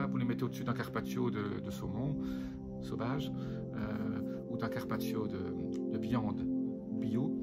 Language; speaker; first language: French; native; French